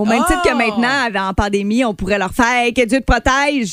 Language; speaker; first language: French; native; French